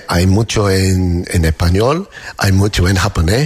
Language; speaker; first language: Spanish; non-native, fluent; English